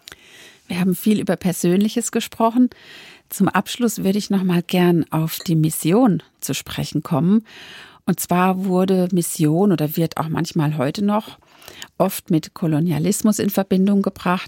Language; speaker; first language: German; native; German